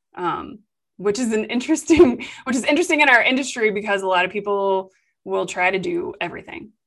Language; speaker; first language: English; native; English